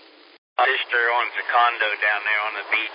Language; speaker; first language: English; native; English